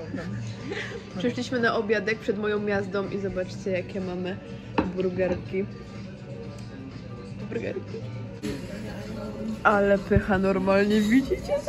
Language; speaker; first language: Polish; native; Polish